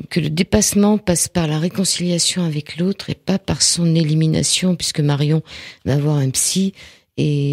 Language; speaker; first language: French; native; French